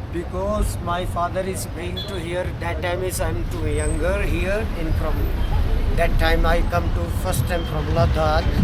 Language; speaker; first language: English; non-native, learner; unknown